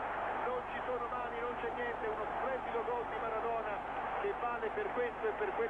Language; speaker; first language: Italian; native; Italian